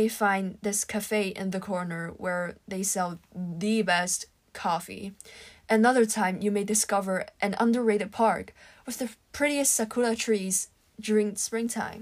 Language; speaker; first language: English; non-native, local second language; Cantonese